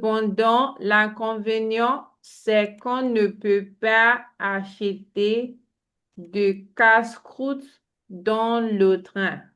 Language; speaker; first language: French; non-native, fluent; English